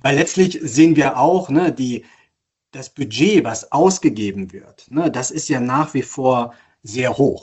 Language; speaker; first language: German; native; German